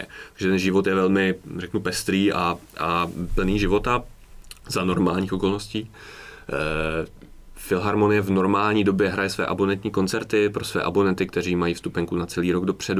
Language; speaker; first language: Czech; native; Czech